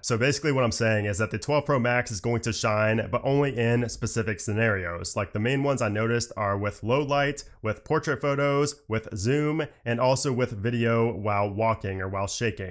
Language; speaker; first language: English; native; English